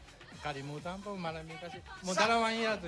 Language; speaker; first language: Filipino; non-native, learner; Japanese